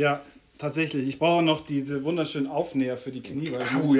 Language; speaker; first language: German; native; German